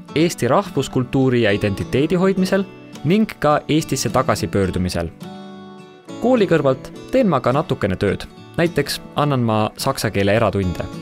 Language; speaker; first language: Estonian; early bilingual, heritage; German